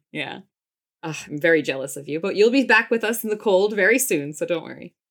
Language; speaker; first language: English; native; English